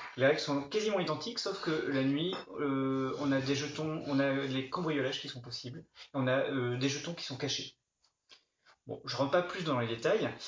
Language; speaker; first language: French; native; French